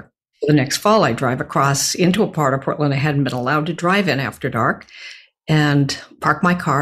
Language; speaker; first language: English; native; English